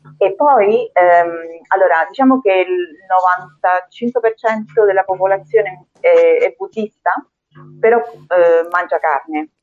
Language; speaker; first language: Italian; early bilingual, other home language; Spanish